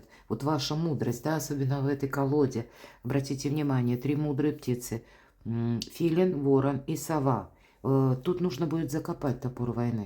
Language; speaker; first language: Russian; native; Russian